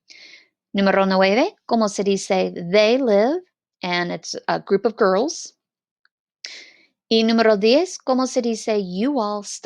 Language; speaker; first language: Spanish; non-native, fluent; English